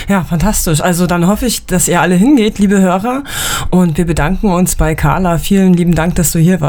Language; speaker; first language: German; native; German